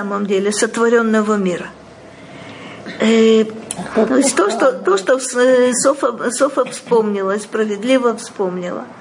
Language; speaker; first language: Russian; native; Russian